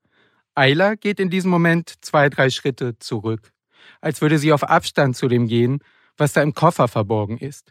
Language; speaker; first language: German; native; German